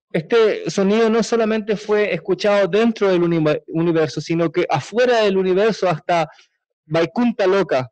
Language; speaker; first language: Spanish; native; Spanish